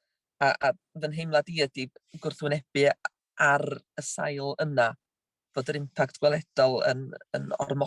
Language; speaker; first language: Welsh; native; Welsh